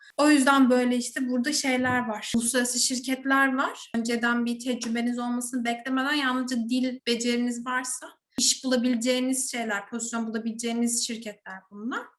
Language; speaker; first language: Turkish; native; Turkish